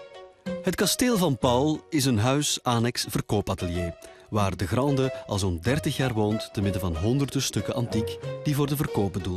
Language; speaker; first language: Dutch; native; Dutch